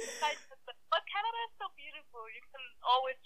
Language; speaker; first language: English; non-native, fluent; German